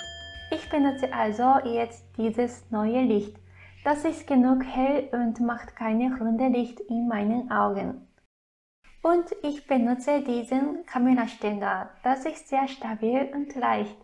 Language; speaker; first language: German; non-native, fluent; Japanese